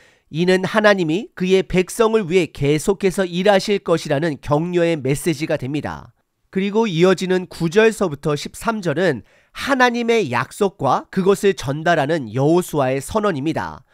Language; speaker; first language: Korean; native; Korean